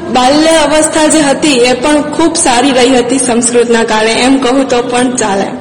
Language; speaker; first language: Gujarati; non-native, local second language; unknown